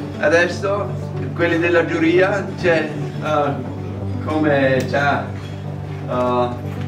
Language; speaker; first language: Italian; non-native, local second language; German